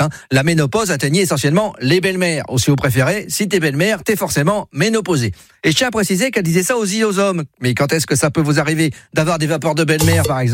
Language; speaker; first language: French; native; French